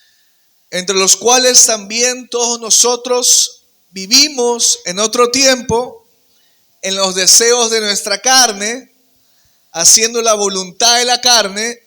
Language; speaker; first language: Spanish; native; Spanish